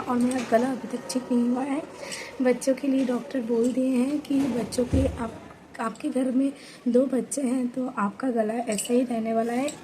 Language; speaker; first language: Hindi; non-native, local second language; Bangla